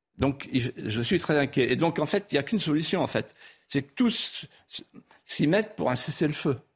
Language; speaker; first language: French; non-native, local second language; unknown